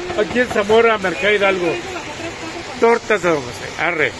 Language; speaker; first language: Spanish; native; Spanish